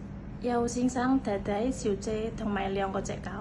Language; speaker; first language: Cantonese; non-native, learner; Indonesian